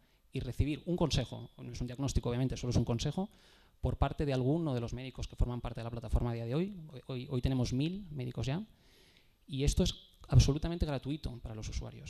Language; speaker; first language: Spanish; native; Spanish